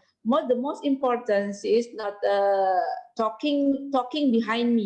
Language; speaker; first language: English; non-native, learner; Indonesian